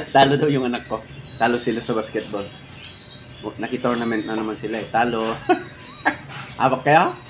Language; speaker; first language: Filipino; non-native, local second language; Iloko